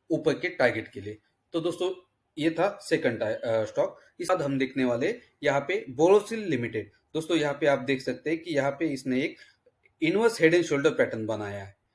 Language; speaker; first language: Hindi; native; Hindi